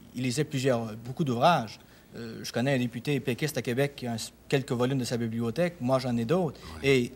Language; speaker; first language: French; native; French